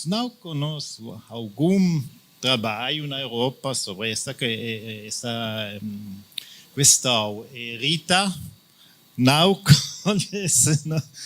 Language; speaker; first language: Portuguese; non-native, fluent; Italian